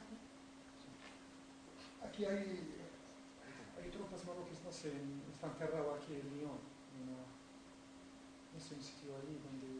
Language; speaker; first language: Spanish; non-native, learner; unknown